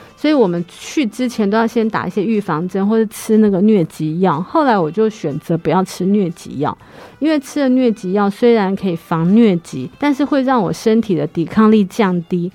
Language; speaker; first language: Chinese; native; Chinese